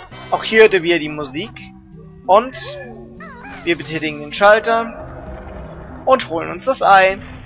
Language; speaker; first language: German; native; German